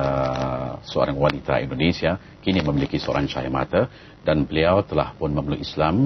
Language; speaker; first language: Malay; native; Malay